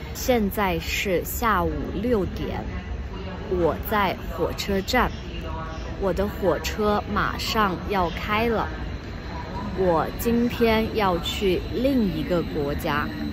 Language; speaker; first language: Chinese; native; Chinese